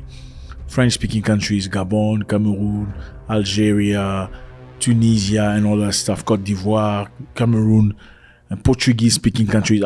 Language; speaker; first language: English; non-native, fluent; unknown